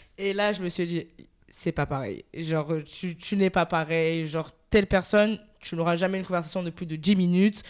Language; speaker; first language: French; native; French